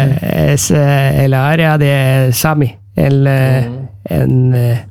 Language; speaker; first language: Spanish; non-native, learner; Norwegian